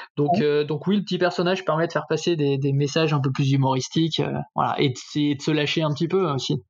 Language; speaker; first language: French; native; French